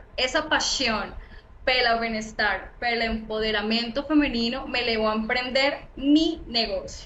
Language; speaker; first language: Portuguese; non-native, learner; Spanish